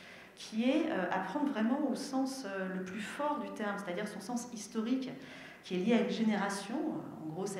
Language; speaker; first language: French; native; French